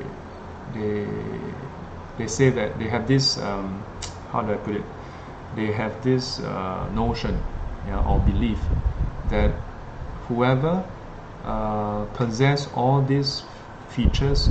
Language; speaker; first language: English; native; English